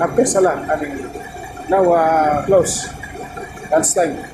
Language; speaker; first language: English; non-native, learner; Filipino